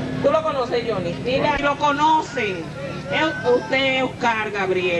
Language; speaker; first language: Spanish; native; Spanish